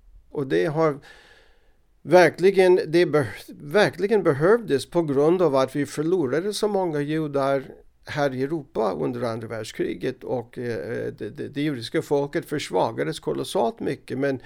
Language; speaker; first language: Swedish; non-native, fluent; English